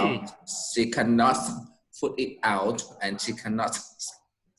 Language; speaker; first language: English; non-native, learner; Vietnamese